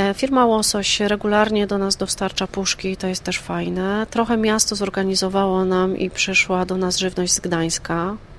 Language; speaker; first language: Polish; native; Polish